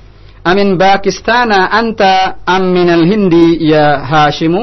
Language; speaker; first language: Arabic; non-native, fluent; Indonesian